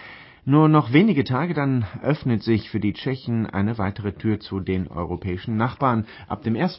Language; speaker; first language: German; native; German